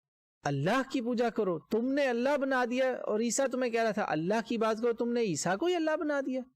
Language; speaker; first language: Urdu; native; Urdu